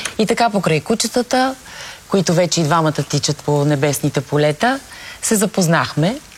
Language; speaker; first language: Bulgarian; native; Bulgarian